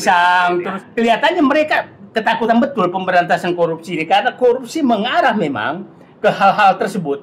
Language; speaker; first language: Indonesian; native; Indonesian